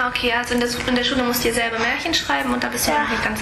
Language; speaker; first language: German; native; German